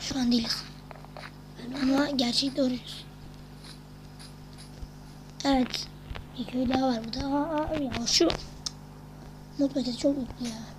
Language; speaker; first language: Turkish; native; Turkish